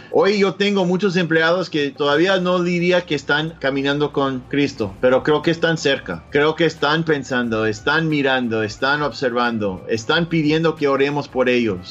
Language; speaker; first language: Spanish; non-native, fluent; English